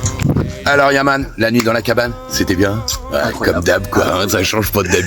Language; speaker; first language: French; native; French